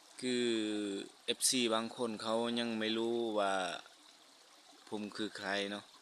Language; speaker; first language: Thai; non-native, local second language; Lao